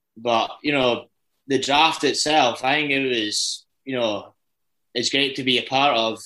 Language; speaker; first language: English; native; English